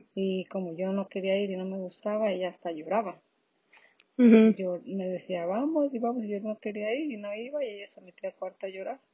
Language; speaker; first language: Spanish; native; Spanish